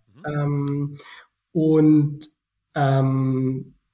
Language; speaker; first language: German; non-native, fluent; Spanish